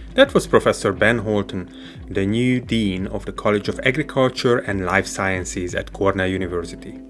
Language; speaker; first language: English; non-native, fluent; Hungarian